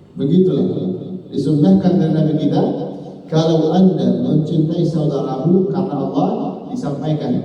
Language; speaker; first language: Indonesian; non-native, learner; Arabic